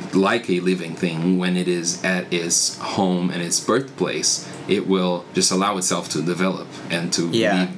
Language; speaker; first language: English; non-native, fluent; Portuguese